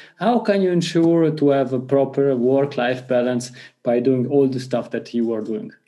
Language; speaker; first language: English; non-native, fluent; Italian